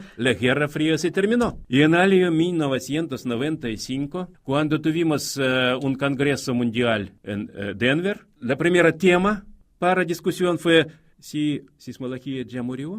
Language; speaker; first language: Spanish; non-native, fluent; Russian